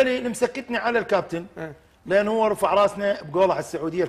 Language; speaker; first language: Arabic; native; Arabic